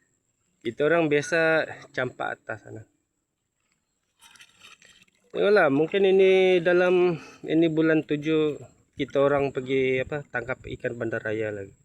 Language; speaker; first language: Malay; non-native, local second language; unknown